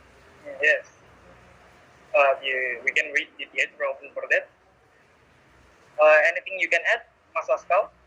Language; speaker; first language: English; non-native, learner; Indonesian